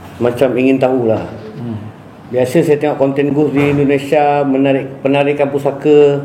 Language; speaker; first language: Malay; native; Malay